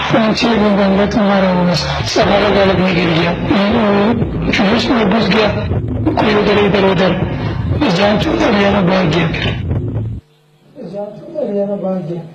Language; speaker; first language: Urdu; non-native, local second language; Pashto